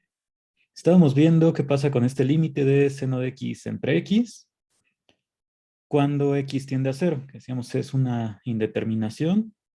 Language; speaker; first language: Spanish; native; Spanish